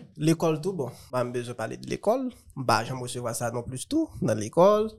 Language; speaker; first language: French; non-native, local second language; Haitian Creole